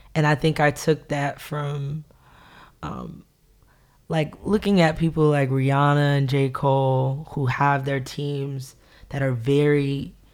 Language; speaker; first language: English; native; English